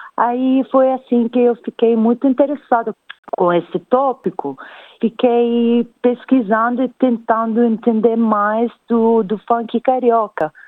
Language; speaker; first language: Portuguese; non-native, fluent; Italian